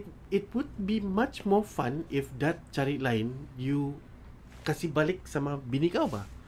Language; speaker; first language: English; non-native, local second language; Malay